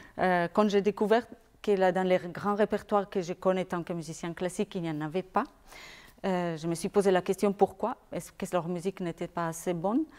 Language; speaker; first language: French; non-native, fluent; Spanish